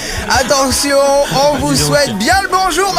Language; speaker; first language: French; native; French